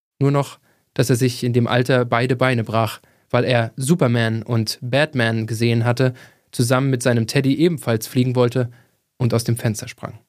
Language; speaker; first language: German; native; German